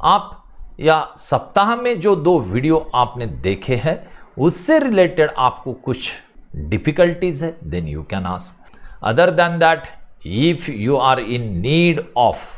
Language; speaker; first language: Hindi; non-native, local second language; Marathi